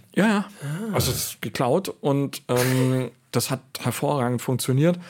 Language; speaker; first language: German; native; German